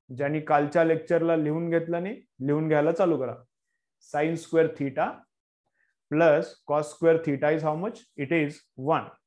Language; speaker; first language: Marathi; native; Marathi